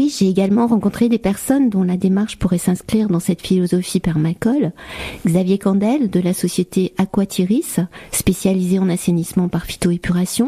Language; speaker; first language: French; native; French